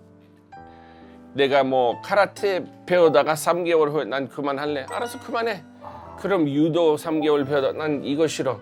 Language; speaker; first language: Korean; non-native, fluent; English